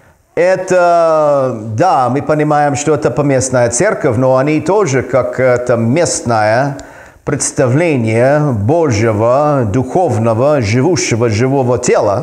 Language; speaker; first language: Russian; non-native, fluent; English